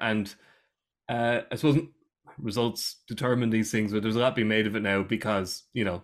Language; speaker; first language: English; native; English